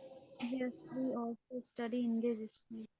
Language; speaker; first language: English; non-native, local second language; Hindi